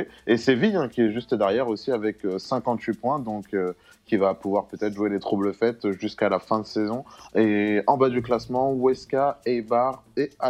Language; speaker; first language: French; native; French